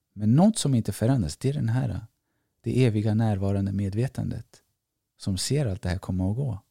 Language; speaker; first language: Swedish; early bilingual, other home language; Greek